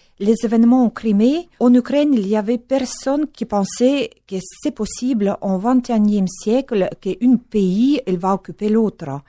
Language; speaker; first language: French; non-native, fluent; Russian